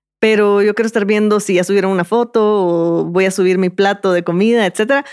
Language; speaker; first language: Spanish; native; Spanish